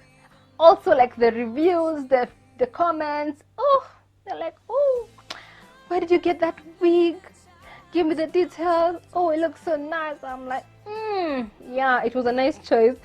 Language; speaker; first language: English; non-native, local second language; Swahili